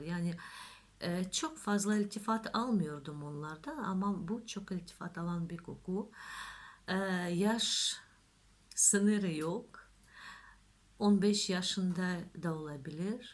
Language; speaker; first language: Turkish; non-native, learner; Russian